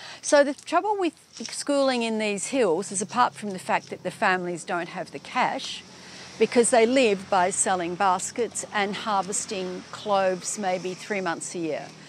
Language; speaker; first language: English; native; English